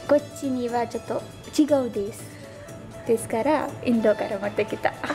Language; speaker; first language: Japanese; non-native, learner; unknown